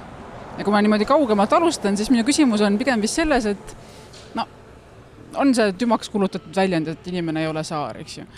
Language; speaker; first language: Estonian; native; Estonian